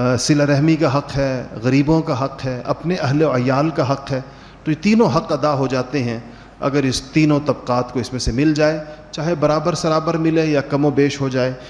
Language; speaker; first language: Urdu; native; Urdu